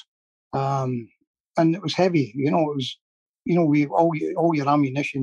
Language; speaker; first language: English; native; English